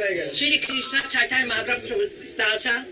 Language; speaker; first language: Russian; non-native, learner; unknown